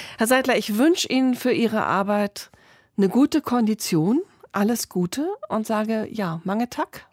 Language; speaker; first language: German; native; German